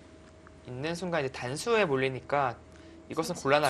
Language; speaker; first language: Korean; native; Korean